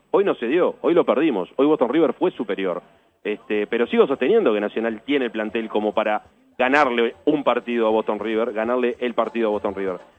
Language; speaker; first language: Spanish; native; Spanish